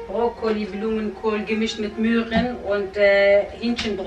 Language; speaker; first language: German; non-native, learner; Kurdish